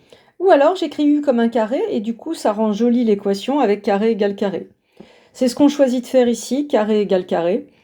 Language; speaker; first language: French; native; French